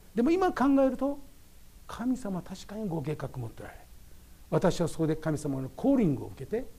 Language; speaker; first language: Japanese; native; Japanese